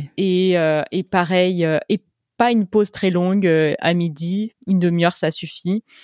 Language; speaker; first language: French; native; French